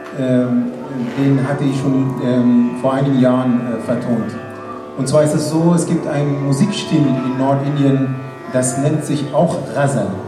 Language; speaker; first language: German; non-native, fluent; Persian